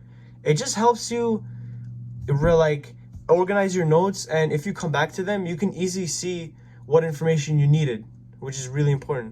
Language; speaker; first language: English; native; English